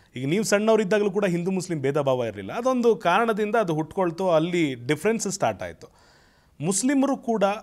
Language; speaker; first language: Kannada; native; Kannada